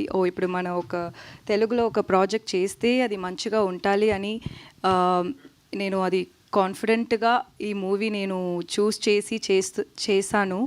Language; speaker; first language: Telugu; non-native, learner; Tamil